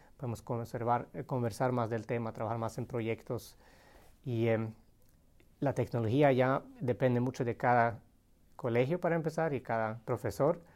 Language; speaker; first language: Spanish; non-native, fluent; Swedish